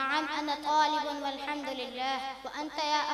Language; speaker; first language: Arabic; non-native, learner; Urdu